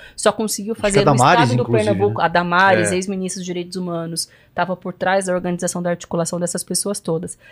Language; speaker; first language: Portuguese; native; Portuguese